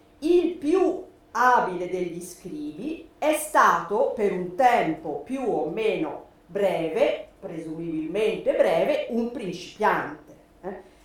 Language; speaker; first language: Italian; native; Italian